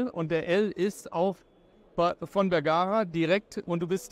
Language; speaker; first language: German; native; German